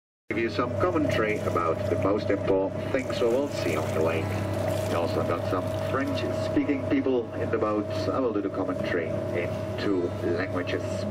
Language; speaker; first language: English; non-native, fluent; Dutch